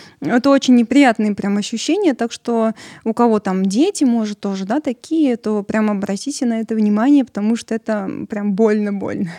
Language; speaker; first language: Russian; early bilingual, other home language; Georgian